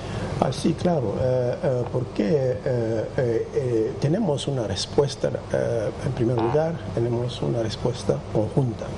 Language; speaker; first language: Spanish; non-native, fluent; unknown